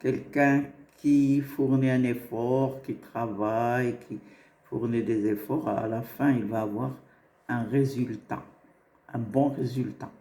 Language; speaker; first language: French; non-native, local second language; Arabic